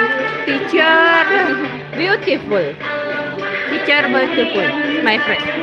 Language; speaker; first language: English; non-native, learner; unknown